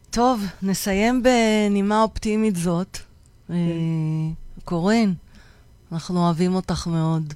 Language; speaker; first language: Hebrew; native; Hebrew